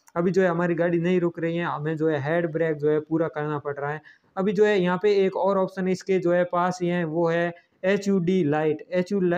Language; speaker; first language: Hindi; native; Hindi